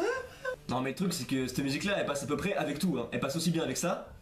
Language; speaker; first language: French; native; French